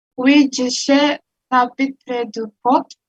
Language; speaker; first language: French; non-native, learner; Indonesian